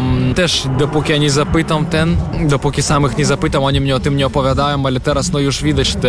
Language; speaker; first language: Polish; non-native, fluent; Russian